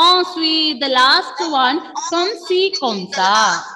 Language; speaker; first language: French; non-native, fluent; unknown